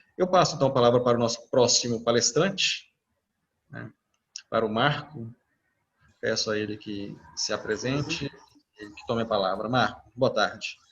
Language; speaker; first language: Portuguese; native; Portuguese